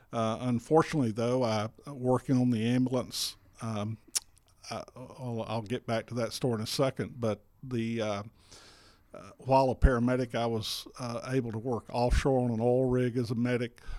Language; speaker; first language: English; native; English